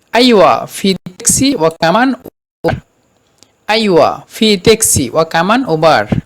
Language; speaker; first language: Egyptian Arabic; non-native, fluent; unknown